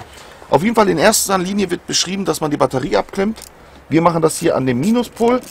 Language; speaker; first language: German; native; German